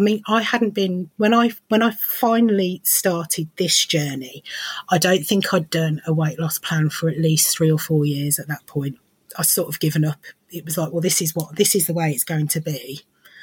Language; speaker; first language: English; native; English